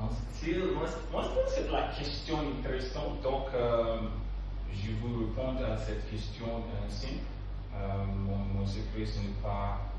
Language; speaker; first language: French; non-native, learner; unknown